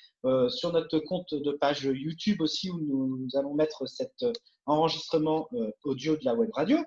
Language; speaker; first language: French; native; French